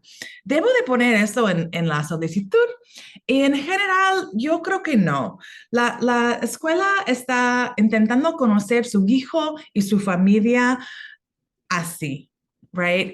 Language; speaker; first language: Spanish; non-native, fluent; English